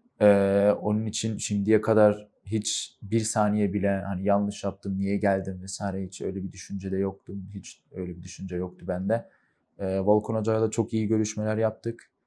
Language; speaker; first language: Turkish; early bilingual, heritage; Turkish